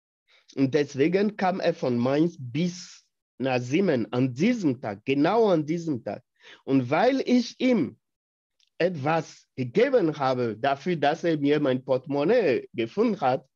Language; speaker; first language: German; non-native, fluent; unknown